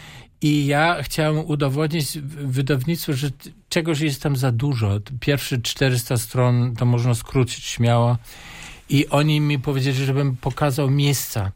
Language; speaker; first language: Polish; non-native, fluent; German